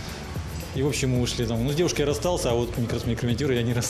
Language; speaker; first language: Russian; native; Russian